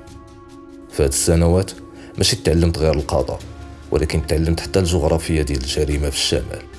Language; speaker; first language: Arabic; native; Arabic